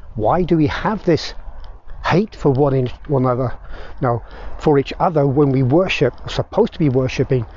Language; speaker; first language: English; native; English